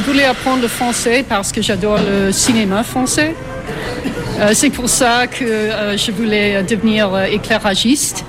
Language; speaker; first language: French; non-native, fluent; English